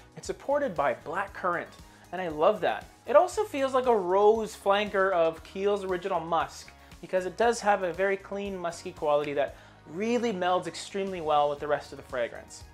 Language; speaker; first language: English; native; English